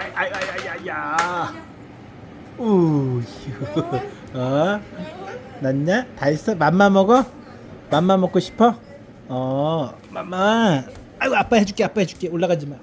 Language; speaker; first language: Korean; native; Korean